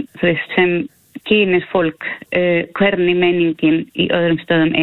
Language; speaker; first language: Icelandic; non-native, fluent; Spanish